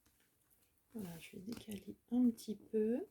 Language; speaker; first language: French; native; French